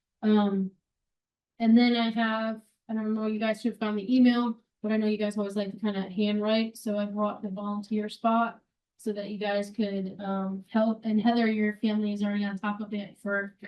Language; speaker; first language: English; native; English